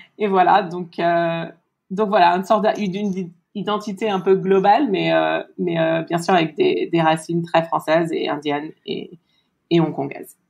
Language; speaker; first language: French; early bilingual, heritage; French